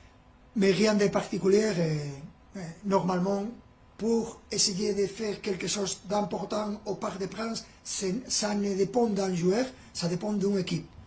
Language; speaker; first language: French; non-native, fluent; Spanish